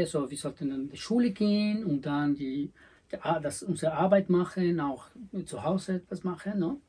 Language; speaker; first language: German; non-native, learner; Spanish